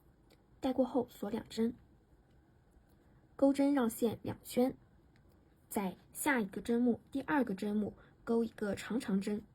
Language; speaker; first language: Chinese; native; Chinese